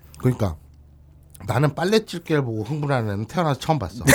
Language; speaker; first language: Korean; native; Korean